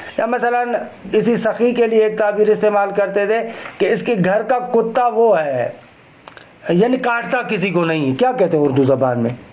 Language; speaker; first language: Urdu; non-native, local second language; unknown